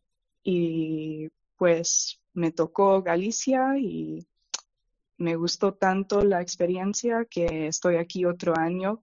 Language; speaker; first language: Spanish; non-native, fluent; English